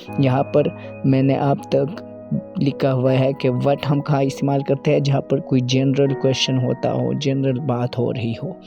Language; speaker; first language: Urdu; non-native, local second language; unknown